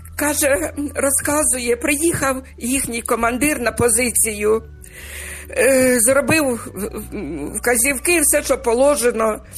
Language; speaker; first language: Ukrainian; native; Ukrainian